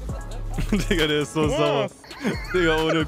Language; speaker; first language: German; native; German